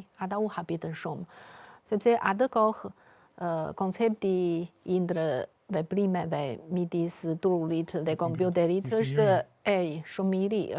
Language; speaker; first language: Albanian; non-native, fluent; Chinese